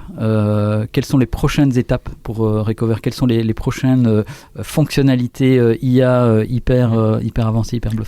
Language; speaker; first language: French; native; French